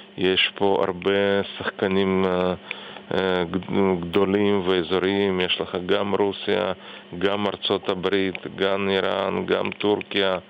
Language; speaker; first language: Hebrew; non-native, fluent; Russian